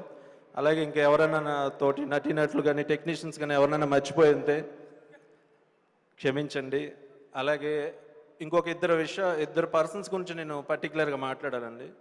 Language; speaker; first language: Telugu; native; Telugu